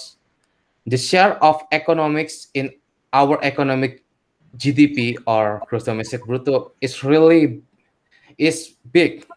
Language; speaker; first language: English; non-native, learner; Indonesian